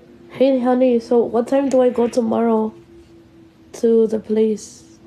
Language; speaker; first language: English; early bilingual, other home language; Spanish